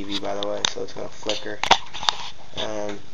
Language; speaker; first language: English; native; English